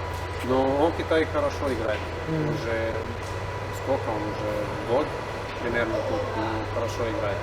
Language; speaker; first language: Russian; non-native, learner; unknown